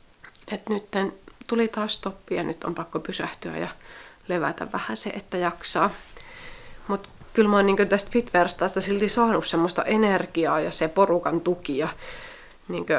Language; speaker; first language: Finnish; native; Finnish